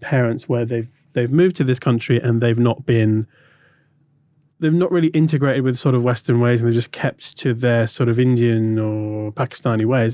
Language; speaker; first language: English; native; English